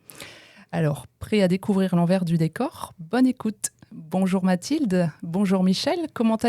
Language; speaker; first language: French; native; French